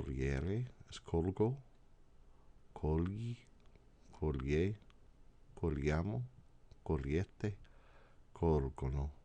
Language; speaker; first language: Italian; non-native, fluent; English